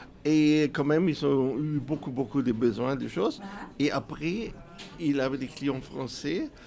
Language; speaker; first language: French; non-native, fluent; German